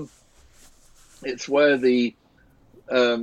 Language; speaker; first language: English; native; English